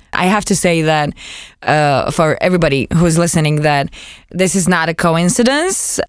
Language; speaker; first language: English; non-native, fluent; Slovak